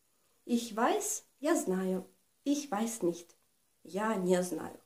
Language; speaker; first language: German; non-native, fluent; Russian